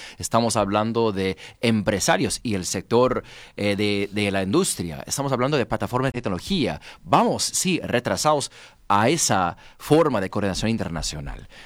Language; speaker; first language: Spanish; non-native, fluent; English